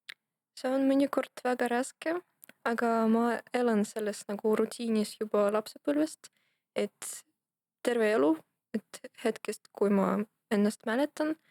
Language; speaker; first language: Estonian; non-native, local second language; Russian